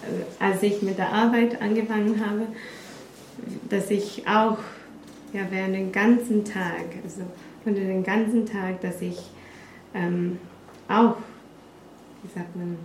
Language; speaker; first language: German; non-native, fluent; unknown